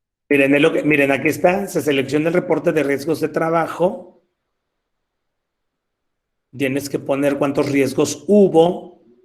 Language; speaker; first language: Spanish; native; Spanish